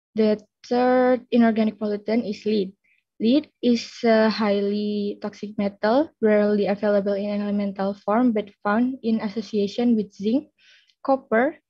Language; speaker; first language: English; non-native, fluent; Indonesian